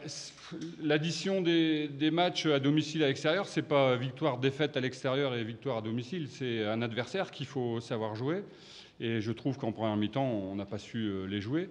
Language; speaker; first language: French; native; French